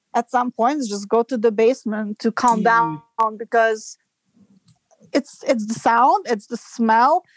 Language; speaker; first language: English; non-native, fluent; Serbian